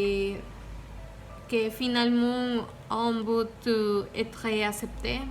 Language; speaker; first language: French; non-native, learner; Spanish